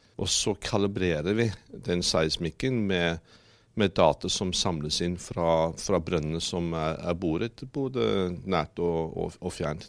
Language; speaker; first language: Norwegian; non-native, fluent; English